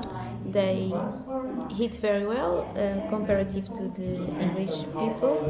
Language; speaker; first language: English; non-native, learner; Portuguese